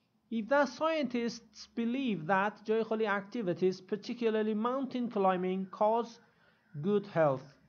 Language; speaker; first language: English; non-native, fluent; Persian